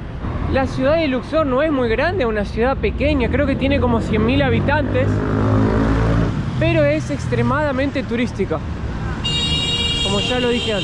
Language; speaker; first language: Spanish; native; Spanish